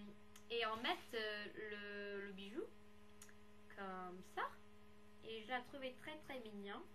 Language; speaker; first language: French; non-native, fluent; English